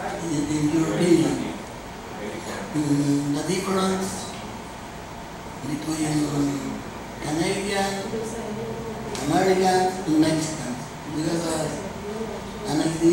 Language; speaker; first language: English; non-native, learner; Spanish